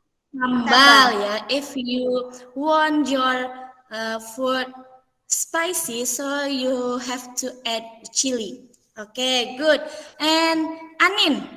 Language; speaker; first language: English; non-native, fluent; Indonesian